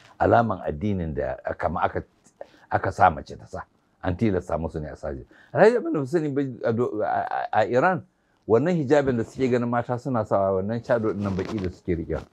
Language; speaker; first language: Hausa; native; Hausa